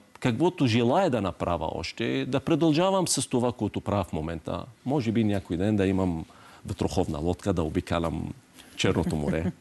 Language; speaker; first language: Bulgarian; non-native, fluent; Arabic